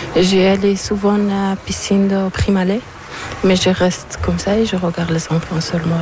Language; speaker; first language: French; non-native, learner; Persian